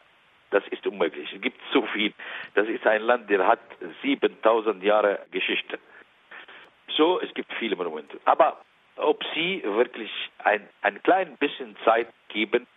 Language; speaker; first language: German; non-native, learner; Arabic